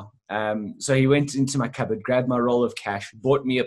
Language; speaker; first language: English; native; English